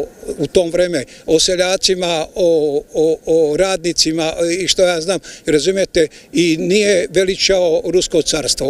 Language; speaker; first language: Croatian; early bilingual, other home language; Ukrainian